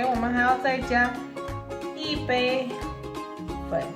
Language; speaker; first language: Chinese; early bilingual, heritage; Chinese